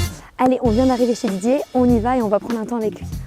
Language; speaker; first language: French; native; French